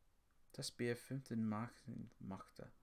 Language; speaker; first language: German; non-native, learner; English